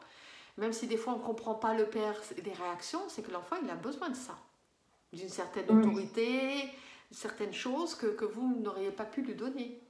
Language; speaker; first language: French; native; French